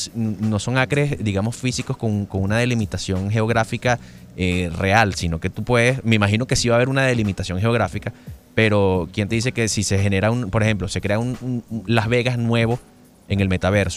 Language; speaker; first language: Spanish; native; Spanish